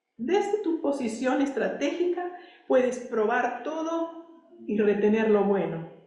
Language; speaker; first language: Spanish; early bilingual, other home language; English